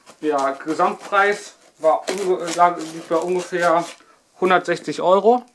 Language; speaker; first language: German; native; German